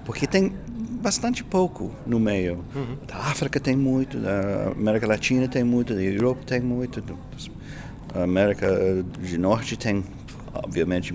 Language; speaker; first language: Portuguese; non-native, fluent; English